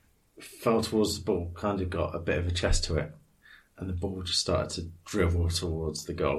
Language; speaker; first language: English; native; English